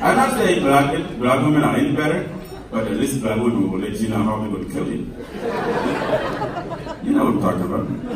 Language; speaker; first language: English; non-native, fluent; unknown